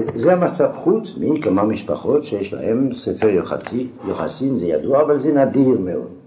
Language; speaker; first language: Hebrew; non-native, fluent; French